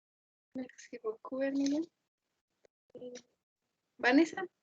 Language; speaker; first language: French; non-native, learner; Spanish